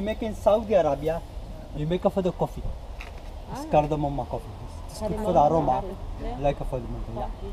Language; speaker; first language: English; non-native, local second language; Sinhala